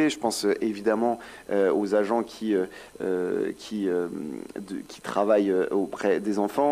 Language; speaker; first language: French; native; French